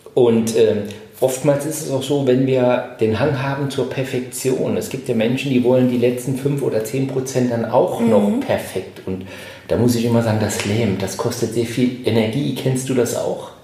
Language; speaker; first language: German; native; German